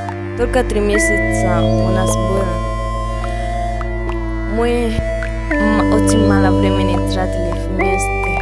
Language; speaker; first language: Russian; non-native, learner; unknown